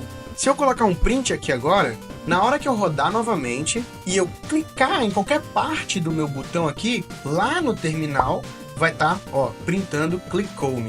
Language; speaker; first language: Portuguese; native; Portuguese